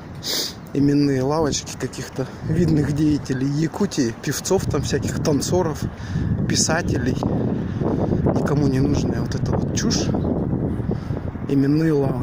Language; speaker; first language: Russian; native; Russian